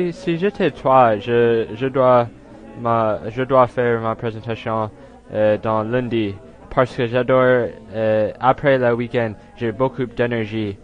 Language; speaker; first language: French; non-native, learner; English